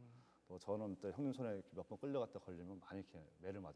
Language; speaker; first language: Korean; native; Korean